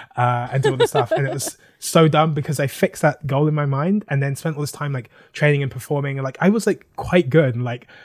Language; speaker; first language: English; native; English